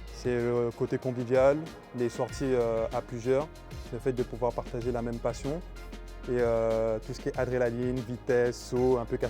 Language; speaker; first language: French; native; French